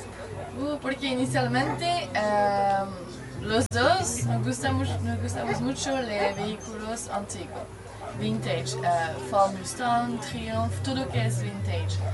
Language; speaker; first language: Spanish; non-native, learner; French